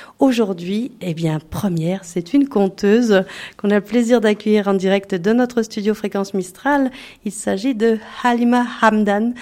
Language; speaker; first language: French; native; French